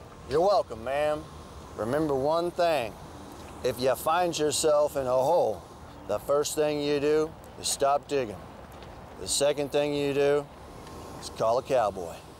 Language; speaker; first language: English; native; English